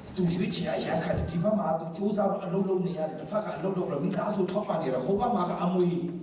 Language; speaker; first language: Burmese; non-native, local second language; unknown